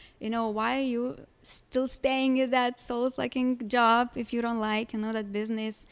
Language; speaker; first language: English; non-native, fluent; Lithuanian